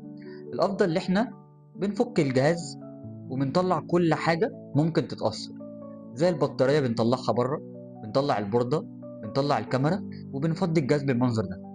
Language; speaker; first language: Arabic; native; Arabic